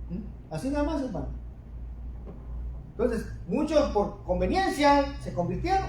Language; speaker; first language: Spanish; native; Spanish